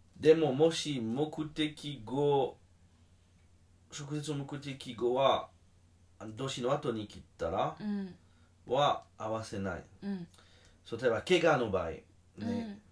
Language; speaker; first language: Japanese; non-native, learner; French